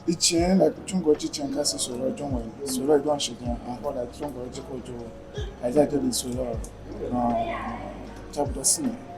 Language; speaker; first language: Chinese; non-native, fluent; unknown